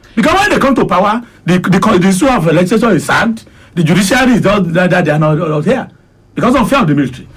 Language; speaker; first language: English; non-native, local second language; Yoruba